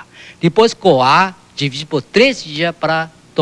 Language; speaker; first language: Portuguese; non-native, learner; Chinese